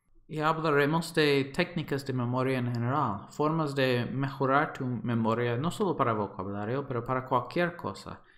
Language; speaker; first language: Spanish; non-native, fluent; English